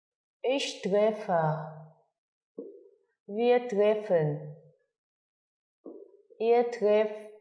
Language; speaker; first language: German; non-native, fluent; Vietnamese